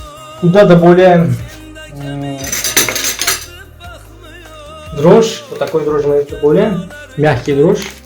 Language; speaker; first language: Russian; non-native, learner; Uzbek